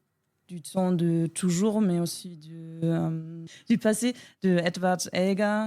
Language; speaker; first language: French; non-native, learner; German